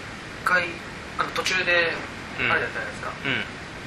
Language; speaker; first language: Japanese; native; Japanese